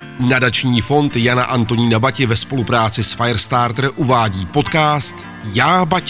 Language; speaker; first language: Czech; native; Czech